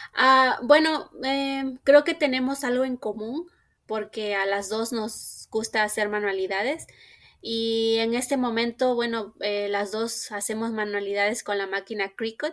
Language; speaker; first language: Spanish; native; Spanish